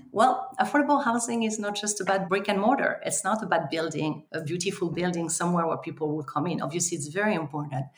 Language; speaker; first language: English; non-native, fluent; French